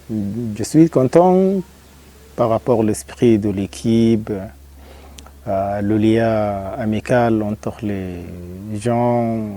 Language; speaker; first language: French; non-native, fluent; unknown